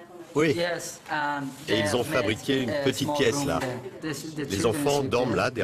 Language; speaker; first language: French; non-native, fluent; Persian